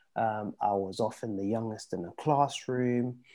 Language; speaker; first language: English; early bilingual, other home language; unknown